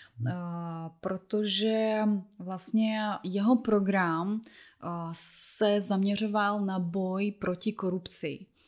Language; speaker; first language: Czech; non-native, fluent; Russian